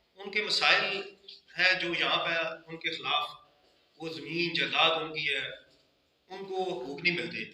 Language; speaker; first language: Urdu; non-native, local second language; Punjabi